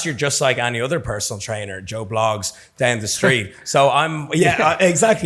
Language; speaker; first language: English; native; English